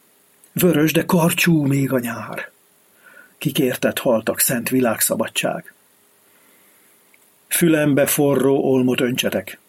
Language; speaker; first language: Hungarian; native; Hungarian